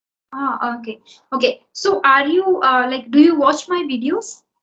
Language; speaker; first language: English; non-native, local second language; Hindi